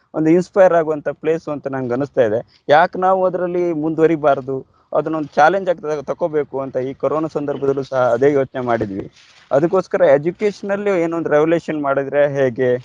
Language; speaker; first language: Kannada; native; Kannada